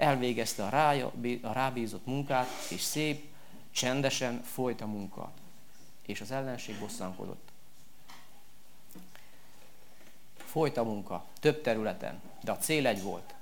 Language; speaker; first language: Hungarian; native; Hungarian